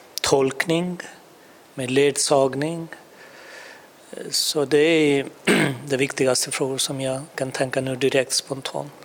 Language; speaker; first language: Swedish; non-native, fluent; Urdu